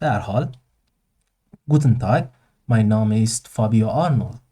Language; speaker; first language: German; non-native, learner; Persian